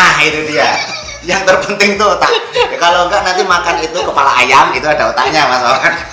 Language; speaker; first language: Indonesian; non-native, local second language; Javanese